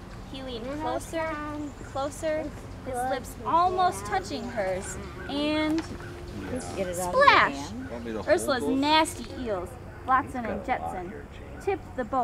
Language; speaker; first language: English; native; English